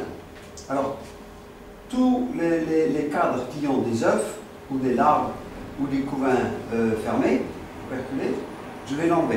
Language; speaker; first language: French; non-native, fluent; Dutch